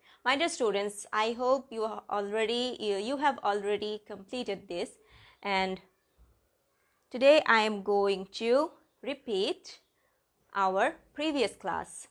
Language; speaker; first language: English; non-native, local second language; Bangla